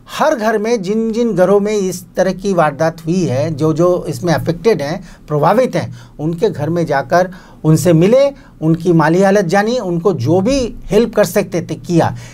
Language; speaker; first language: Hindi; non-native, local second language; Bangla